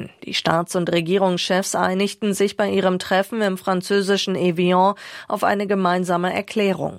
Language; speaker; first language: German; native; German